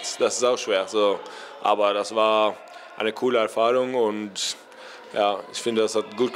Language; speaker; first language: German; non-native, learner; Norwegian